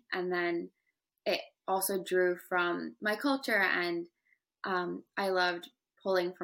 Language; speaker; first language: English; native; English